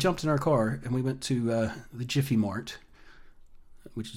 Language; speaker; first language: English; native; English